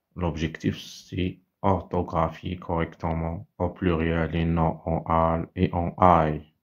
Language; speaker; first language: French; non-native, local second language; Arabic